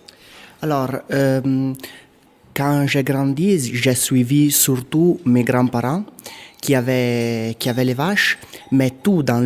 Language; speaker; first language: French; non-native, local second language; Italian